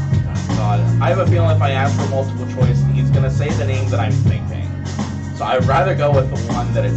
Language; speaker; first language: English; native; English